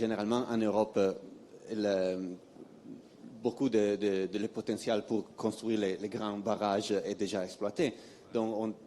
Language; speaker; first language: French; non-native, fluent; Italian